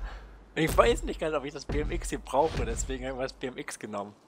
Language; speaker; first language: German; native; German